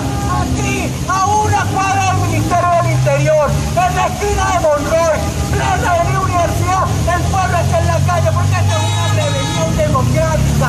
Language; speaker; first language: Spanish; native; Spanish